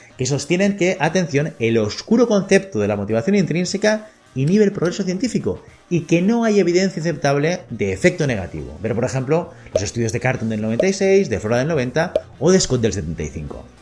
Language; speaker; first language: Spanish; native; Spanish